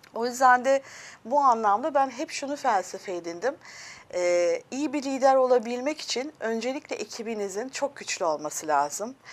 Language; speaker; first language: Turkish; early bilingual, heritage; Turkish